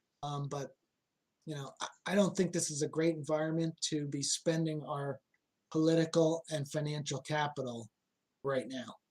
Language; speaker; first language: English; native; English